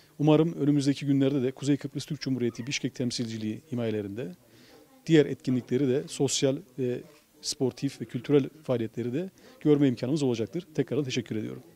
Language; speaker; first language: Turkish; native; Turkish